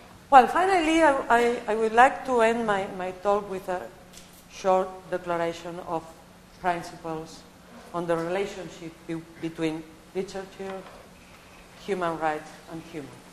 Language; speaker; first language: English; non-native, learner; Catalan